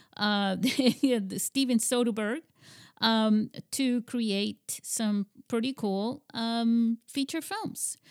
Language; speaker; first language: English; early bilingual, heritage; English